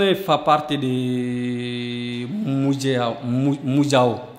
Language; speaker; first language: Italian; non-native, fluent; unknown